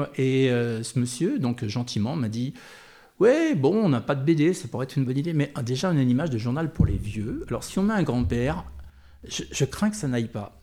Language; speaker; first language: French; native; French